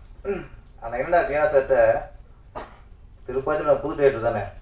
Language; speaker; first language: Tamil; native; Tamil